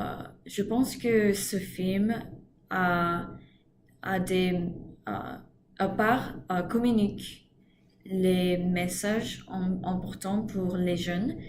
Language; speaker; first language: French; non-native, learner; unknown